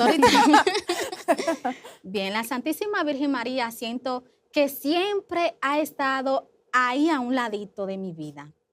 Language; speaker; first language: Spanish; native; Spanish